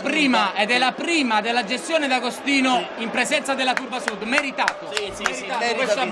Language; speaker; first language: Italian; native; Italian